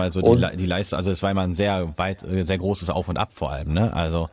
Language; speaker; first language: German; native; German